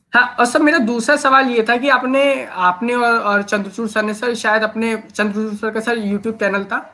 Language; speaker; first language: Hindi; native; Hindi